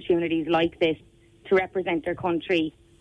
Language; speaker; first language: English; native; English